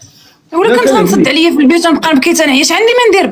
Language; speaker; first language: Arabic; native; Arabic